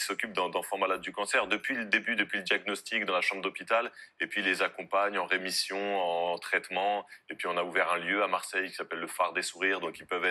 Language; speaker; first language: French; native; French